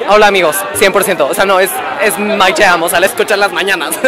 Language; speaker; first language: Spanish; native; Spanish